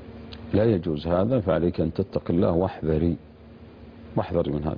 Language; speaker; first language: Arabic; native; Arabic